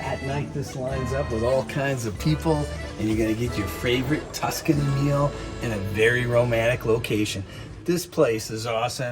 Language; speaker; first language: English; native; English